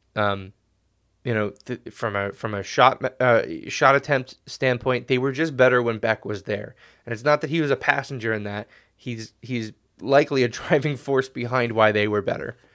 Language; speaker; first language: English; native; English